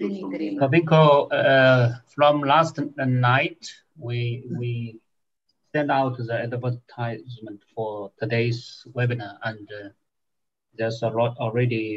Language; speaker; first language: English; non-native, fluent; Chinese